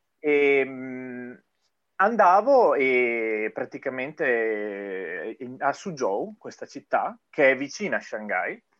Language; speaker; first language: Italian; native; Italian